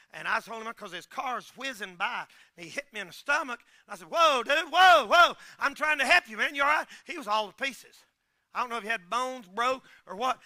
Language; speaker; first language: English; native; English